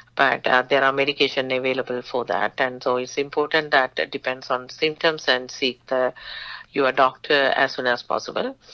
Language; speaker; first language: English; non-native, local second language; Tamil